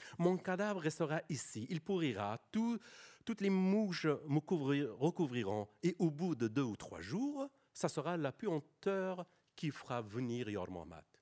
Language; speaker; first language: French; non-native, fluent; Persian